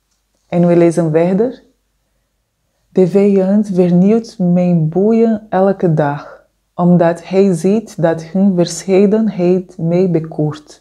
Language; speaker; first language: Dutch; non-native, fluent; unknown